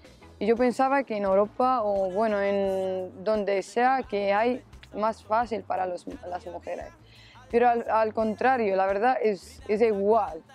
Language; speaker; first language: Spanish; non-native, learner; Arabic